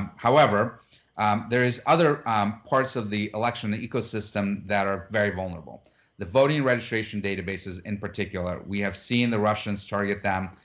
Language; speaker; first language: English; non-native, fluent; Russian